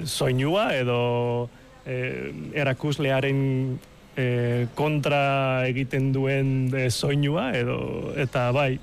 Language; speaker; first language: Basque; non-native, local second language; Spanish